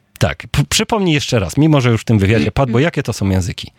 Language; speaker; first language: Polish; native; Polish